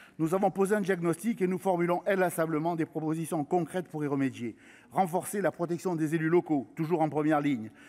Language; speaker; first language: French; native; French